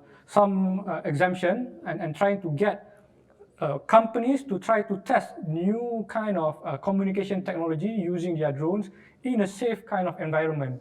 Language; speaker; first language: English; non-native, local second language; Malay